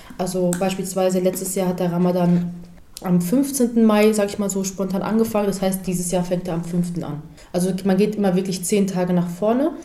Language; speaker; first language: German; early bilingual, other home language; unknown